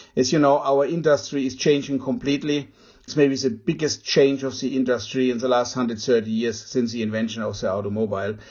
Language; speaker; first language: English; non-native, fluent; German